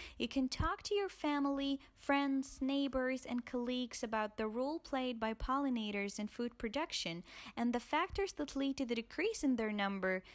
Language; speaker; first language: English; non-native, fluent; Arabic